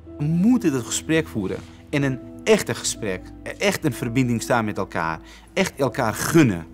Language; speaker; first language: Dutch; non-native, fluent; Central Kurdish